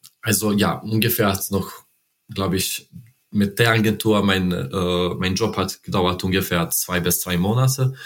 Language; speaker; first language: German; non-native, learner; Serbian